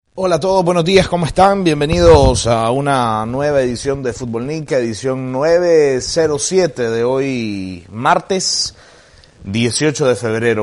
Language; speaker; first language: Spanish; native; Spanish